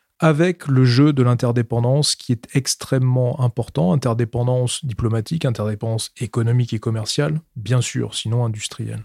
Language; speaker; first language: French; native; French